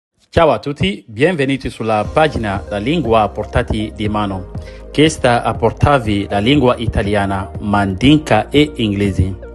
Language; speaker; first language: Italian; non-native, fluent; Mandingo